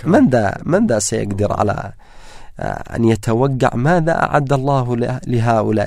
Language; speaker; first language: Arabic; native; Arabic